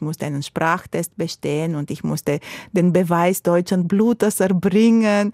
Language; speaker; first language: German; non-native, local second language; Romanian